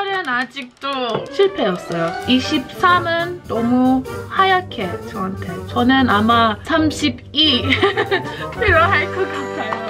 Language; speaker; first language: Korean; non-native, learner; English